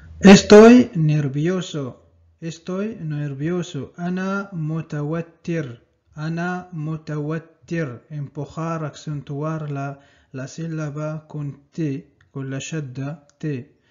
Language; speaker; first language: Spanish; non-native, fluent; Arabic